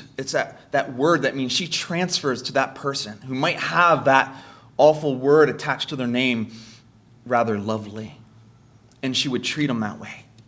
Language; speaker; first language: English; native; English